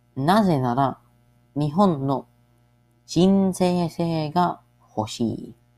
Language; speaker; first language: Japanese; non-native, learner; English